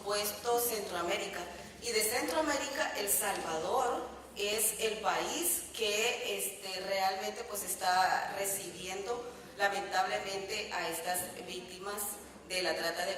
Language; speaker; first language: Spanish; native; Spanish